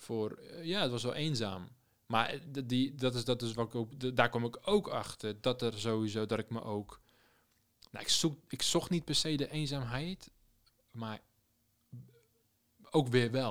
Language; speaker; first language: Dutch; native; Dutch